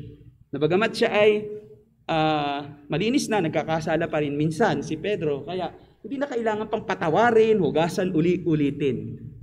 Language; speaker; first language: Filipino; native; Filipino